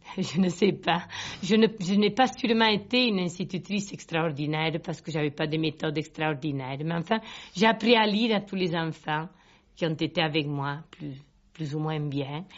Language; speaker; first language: French; non-native, local second language; Catalan